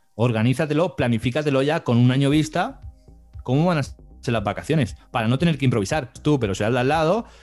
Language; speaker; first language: Spanish; native; Spanish